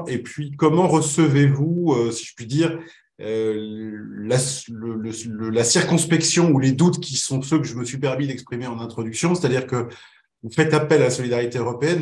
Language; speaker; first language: French; native; French